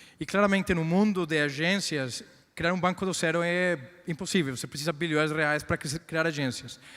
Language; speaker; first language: Portuguese; non-native, fluent; Spanish